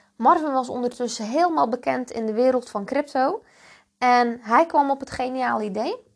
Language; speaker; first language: Dutch; native; Dutch